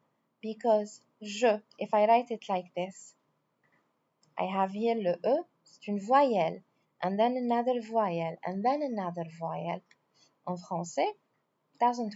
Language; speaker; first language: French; non-native, fluent; Arabic